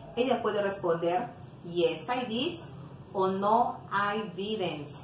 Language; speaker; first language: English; non-native, fluent; Spanish